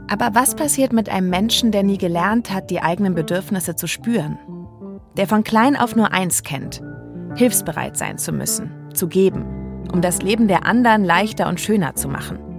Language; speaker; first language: German; native; German